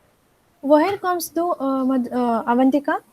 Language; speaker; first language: German; non-native, learner; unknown